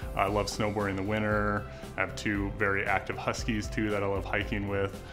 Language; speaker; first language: English; native; English